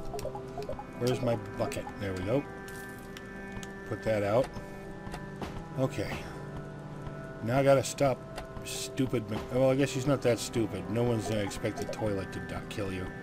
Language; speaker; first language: English; native; English